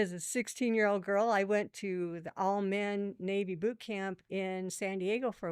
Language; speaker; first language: English; native; English